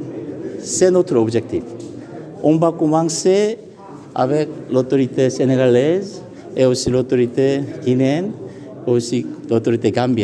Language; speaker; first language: French; non-native, fluent; Korean